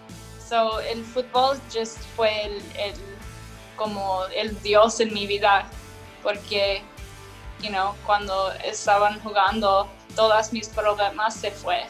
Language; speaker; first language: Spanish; non-native, learner; English